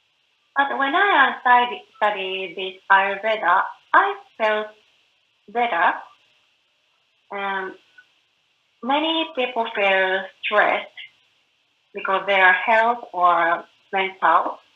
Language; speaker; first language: English; non-native, learner; Japanese